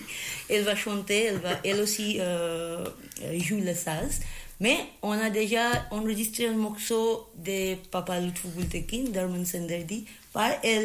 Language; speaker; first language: French; non-native, learner; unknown